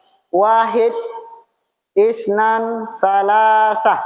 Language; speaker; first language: Arabic; non-native, fluent; Indonesian